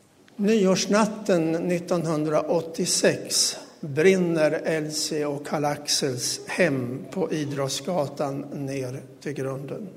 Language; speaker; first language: Swedish; native; Swedish